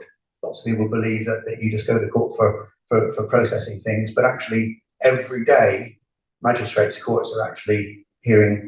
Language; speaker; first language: English; native; English